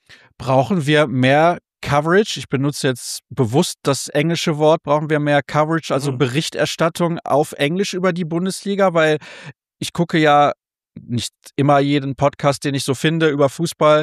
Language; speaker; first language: German; native; German